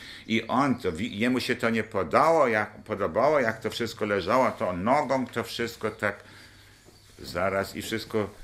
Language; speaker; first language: Polish; non-native, local second language; German